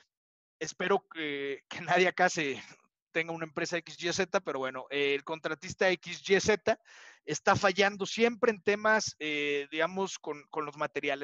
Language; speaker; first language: Spanish; native; Spanish